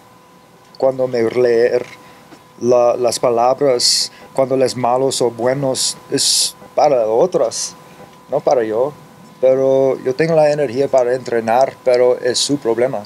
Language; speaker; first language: Spanish; early bilingual, heritage; English